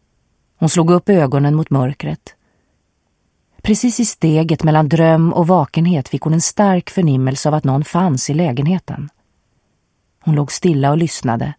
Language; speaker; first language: Swedish; native; Swedish